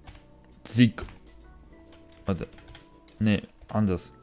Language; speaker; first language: German; non-native, learner; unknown